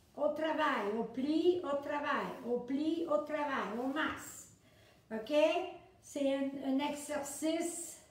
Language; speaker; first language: French; native; French